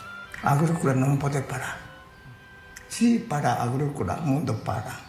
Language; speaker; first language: Portuguese; non-native, learner; Japanese